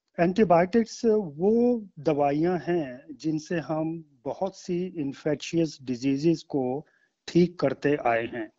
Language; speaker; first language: Hindi; native; Hindi